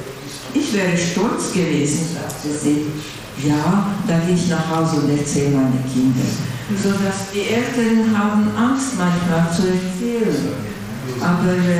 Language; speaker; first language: German; non-native, fluent; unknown